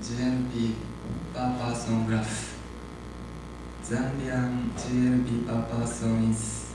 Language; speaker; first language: English; non-native, learner; Japanese